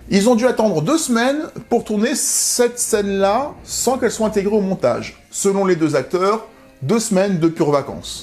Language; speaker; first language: French; native; French